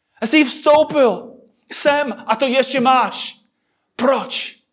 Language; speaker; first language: Czech; non-native, fluent; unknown